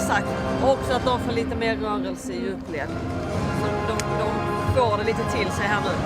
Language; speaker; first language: Swedish; native; Swedish